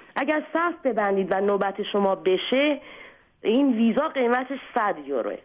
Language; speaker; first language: Persian; native; Persian